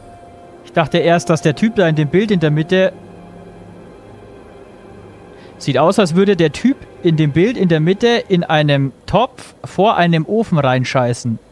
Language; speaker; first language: German; native; German